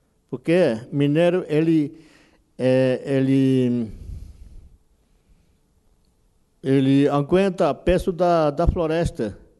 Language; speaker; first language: Portuguese; non-native, local second language; Yanomámi